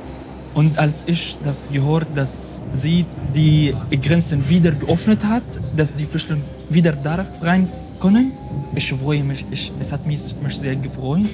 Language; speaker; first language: German; non-native, fluent; Arabic